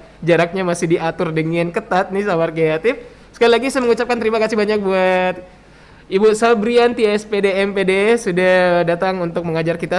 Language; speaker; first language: Indonesian; native; Indonesian